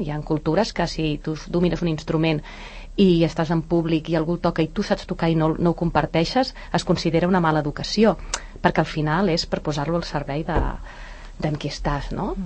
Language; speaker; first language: Catalan; native; Catalan